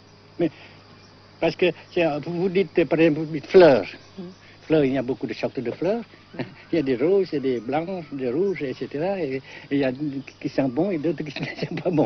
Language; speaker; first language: French; non-native, fluent; Vietnamese